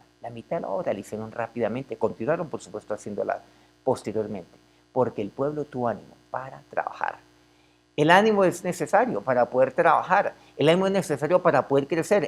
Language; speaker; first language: Spanish; native; Spanish